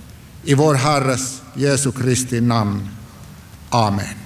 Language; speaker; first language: Swedish; non-native, local second language; Finnish